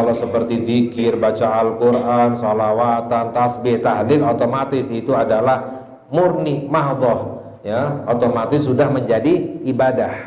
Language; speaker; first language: Indonesian; native; Indonesian